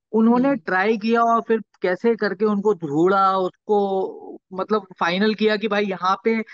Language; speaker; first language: Hindi; native; Hindi